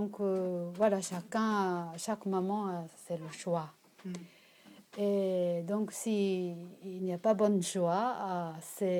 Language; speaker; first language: French; non-native, learner; Japanese